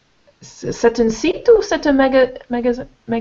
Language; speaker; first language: French; non-native, learner; English